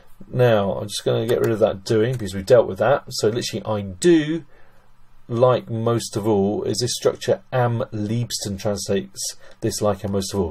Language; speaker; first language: English; native; English